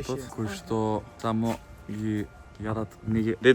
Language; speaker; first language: Macedonian; native; Macedonian